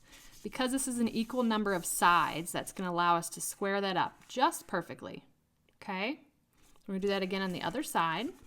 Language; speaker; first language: English; native; English